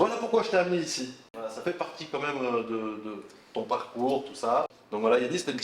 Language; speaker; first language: French; native; French